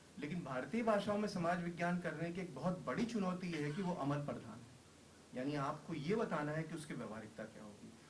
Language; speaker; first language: Hindi; native; Hindi